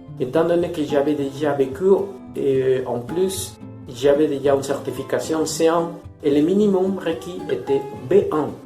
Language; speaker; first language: French; non-native, fluent; Spanish